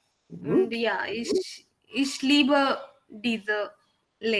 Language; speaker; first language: German; non-native, learner; Hindi